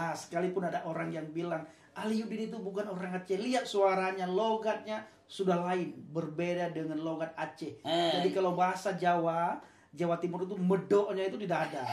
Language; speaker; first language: Indonesian; non-native, local second language; Achinese